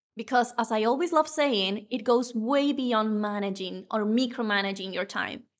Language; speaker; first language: English; non-native, fluent; Spanish